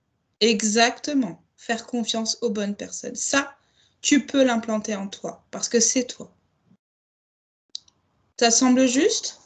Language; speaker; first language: French; native; French